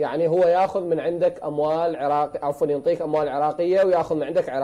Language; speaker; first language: Arabic; native; Arabic